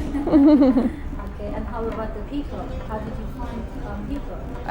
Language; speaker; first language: English; non-native, fluent; Persian